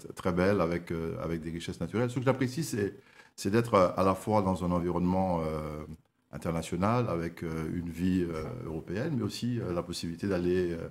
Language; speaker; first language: French; native; French